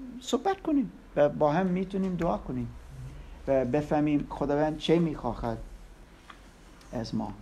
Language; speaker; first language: Persian; non-native, learner; English